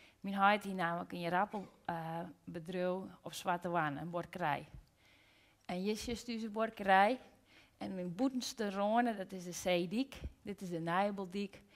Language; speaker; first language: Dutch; non-native, local second language; Western Frisian